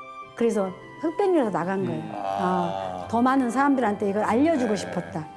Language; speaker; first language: Korean; native; Korean